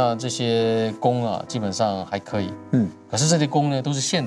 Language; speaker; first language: Chinese; native; Chinese